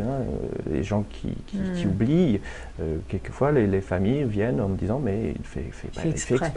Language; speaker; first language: French; native; French